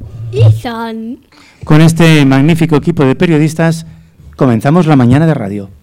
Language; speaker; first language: Spanish; native; Spanish